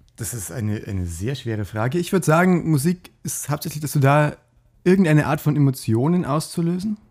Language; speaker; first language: German; native; German